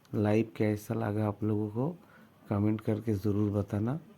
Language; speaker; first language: Hindi; non-native, local second language; Bangla